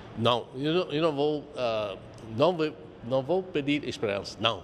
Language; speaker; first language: Portuguese; non-native, fluent; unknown